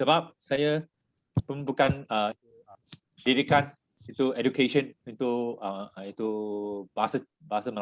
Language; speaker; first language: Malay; non-native, local second language; Chinese